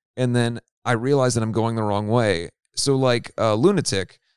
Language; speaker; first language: English; native; English